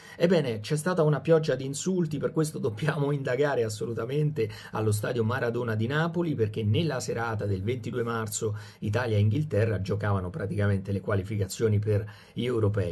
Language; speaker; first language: Italian; native; Italian